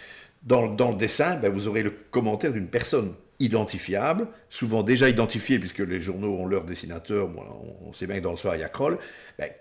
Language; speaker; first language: French; native; French